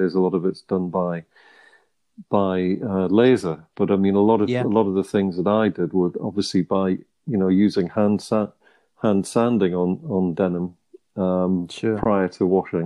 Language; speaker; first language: English; native; English